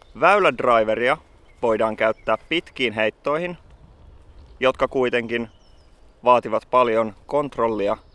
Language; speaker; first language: Finnish; native; Finnish